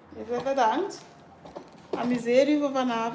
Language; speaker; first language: Dutch; non-native, learner; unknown